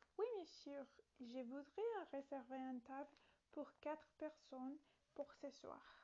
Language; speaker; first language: French; non-native, learner; Italian